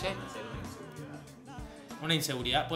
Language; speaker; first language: Spanish; native; Spanish